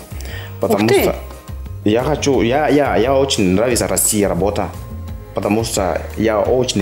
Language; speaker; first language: Russian; non-native, learner; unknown